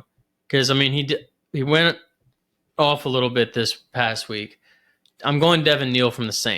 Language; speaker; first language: English; native; English